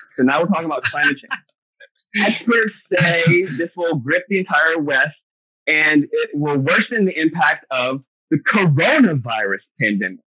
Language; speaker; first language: English; native; English